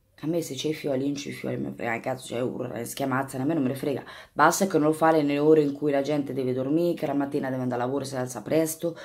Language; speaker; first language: Italian; native; Italian